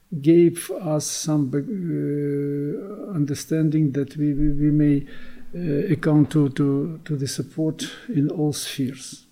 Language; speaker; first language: English; non-native, learner; Ukrainian